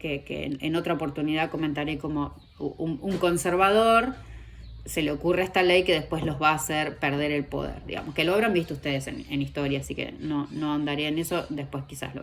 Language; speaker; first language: Spanish; native; Spanish